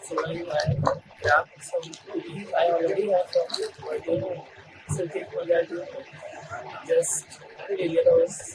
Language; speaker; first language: English; non-native, local second language; Hindi